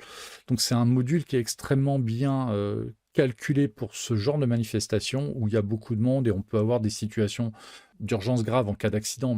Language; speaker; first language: French; native; French